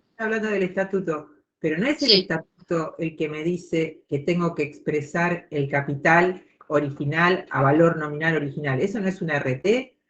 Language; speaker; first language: Spanish; native; Spanish